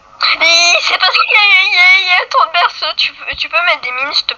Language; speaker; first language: French; native; French